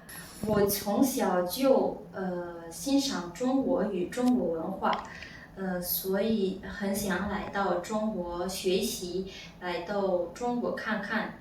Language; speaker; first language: Chinese; non-native, fluent; Malagasy